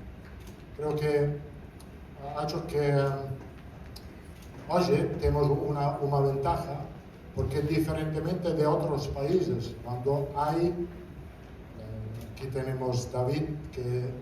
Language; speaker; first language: Portuguese; non-native, fluent; Italian